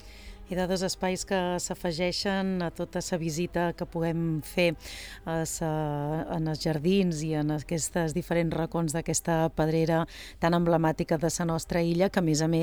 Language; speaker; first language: Catalan; native; Catalan